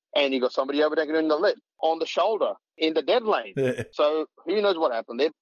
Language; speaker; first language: English; non-native, local second language; Punjabi